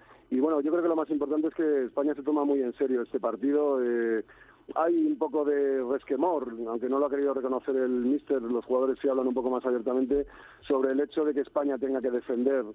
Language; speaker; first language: Spanish; native; Spanish